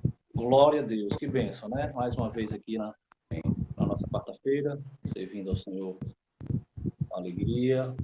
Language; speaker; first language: Portuguese; native; Portuguese